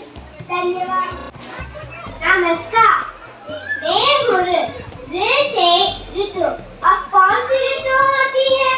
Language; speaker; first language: Hindi; non-native, learner; Malayalam